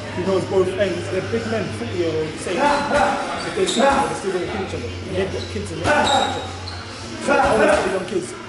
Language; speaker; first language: English; native; English